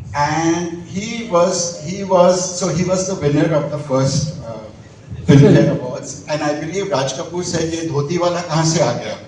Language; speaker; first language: English; non-native, local second language; Bangla